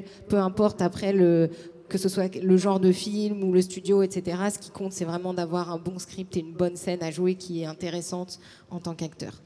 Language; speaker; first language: French; native; French